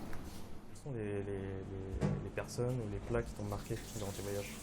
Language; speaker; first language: French; native; French